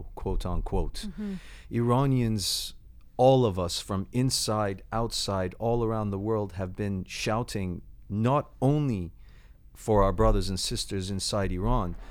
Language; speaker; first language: English; native; English